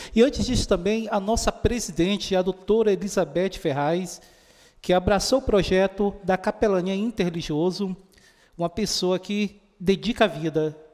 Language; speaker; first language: Portuguese; native; Portuguese